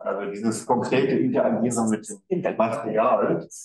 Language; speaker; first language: German; native; German